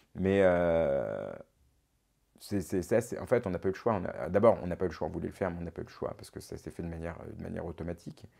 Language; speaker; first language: French; native; French